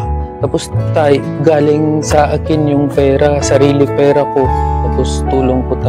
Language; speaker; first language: Filipino; non-native, learner; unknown